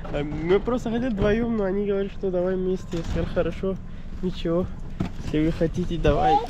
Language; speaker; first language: Russian; non-native, learner; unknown